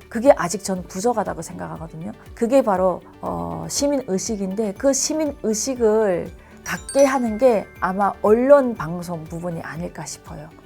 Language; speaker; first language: Korean; native; Korean